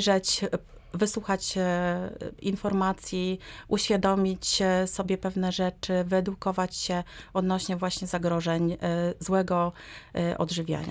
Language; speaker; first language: Polish; native; Polish